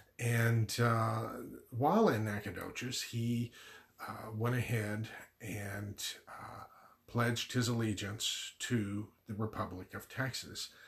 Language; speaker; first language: English; native; English